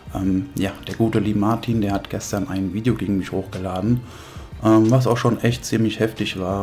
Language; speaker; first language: German; native; German